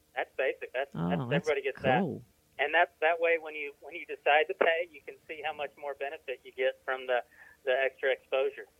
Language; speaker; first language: English; native; English